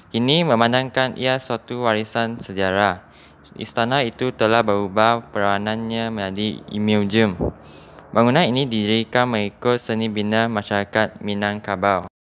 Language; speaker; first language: Malay; non-native, local second language; Chinese